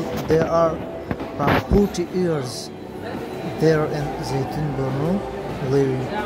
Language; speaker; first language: English; non-native, fluent; Pashto